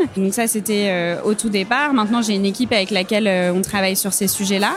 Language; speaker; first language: French; native; French